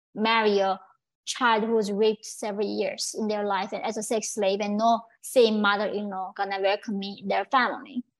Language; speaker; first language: English; early bilingual, other home language; Korean